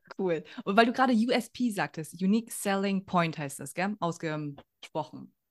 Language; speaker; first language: German; early bilingual, other home language; Vietnamese